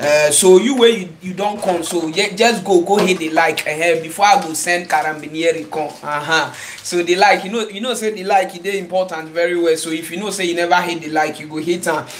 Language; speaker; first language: English; non-native, local second language; Igbo